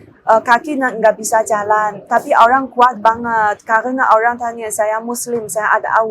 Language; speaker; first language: Indonesian; non-native, learner; Chinese